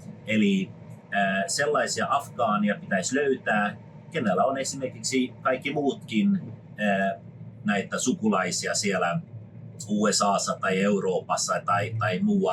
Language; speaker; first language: Finnish; non-native, fluent; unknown